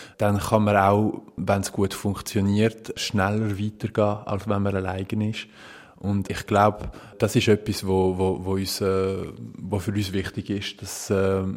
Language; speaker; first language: German; non-native, local second language; French